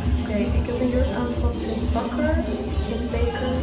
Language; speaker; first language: Dutch; early bilingual, other home language; Persian